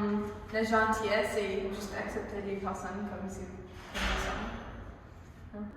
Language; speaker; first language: French; non-native, local second language; English